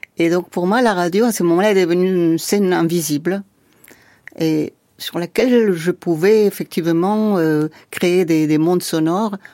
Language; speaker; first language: French; non-native, fluent; Spanish